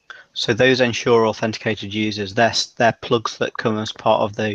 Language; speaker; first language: English; native; English